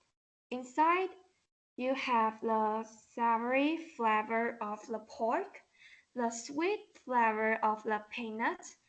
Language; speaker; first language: English; non-native, learner; Chinese